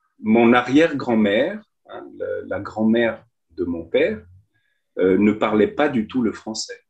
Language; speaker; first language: French; native; French